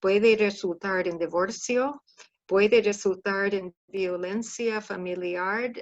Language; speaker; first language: Spanish; non-native, fluent; English